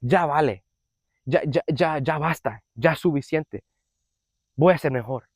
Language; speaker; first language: Spanish; early bilingual, heritage; Spanish